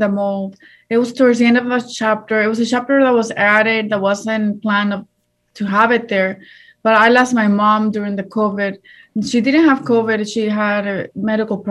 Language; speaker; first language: English; early bilingual, other home language; Spanish